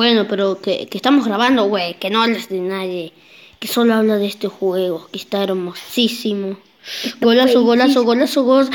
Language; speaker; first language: Spanish; native; Spanish